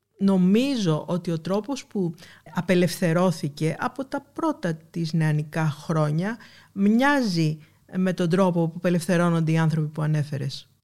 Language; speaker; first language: Greek; native; Greek